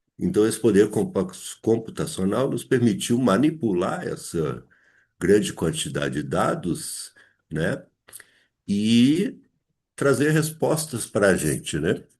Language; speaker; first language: Portuguese; native; Portuguese